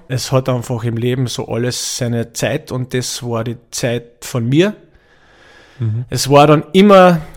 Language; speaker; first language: German; native; German